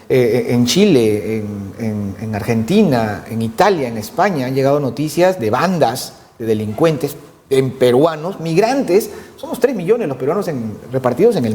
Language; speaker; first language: Spanish; native; Spanish